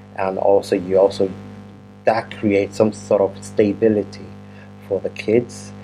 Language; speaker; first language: English; non-native, local second language; Yoruba